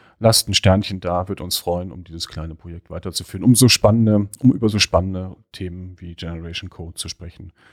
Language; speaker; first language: German; native; German